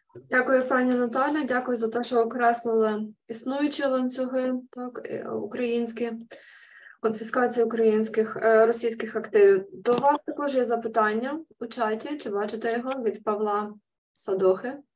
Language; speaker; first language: Ukrainian; native; Ukrainian